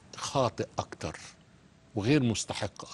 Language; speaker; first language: Arabic; native; Arabic